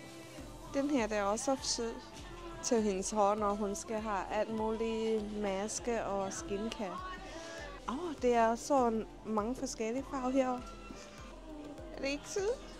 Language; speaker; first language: Danish; non-native, learner; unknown